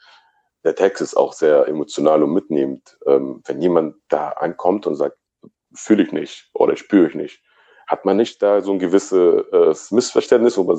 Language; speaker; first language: German; native; German